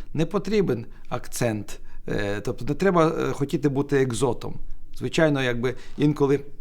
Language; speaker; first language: Ukrainian; non-native, local second language; Russian